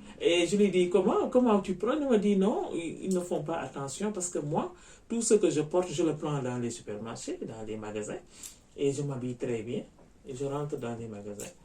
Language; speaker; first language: French; non-native, local second language; Wolof